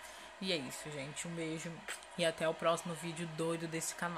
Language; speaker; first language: Portuguese; native; Portuguese